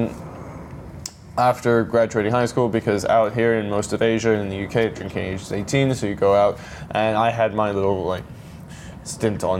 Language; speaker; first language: English; native; English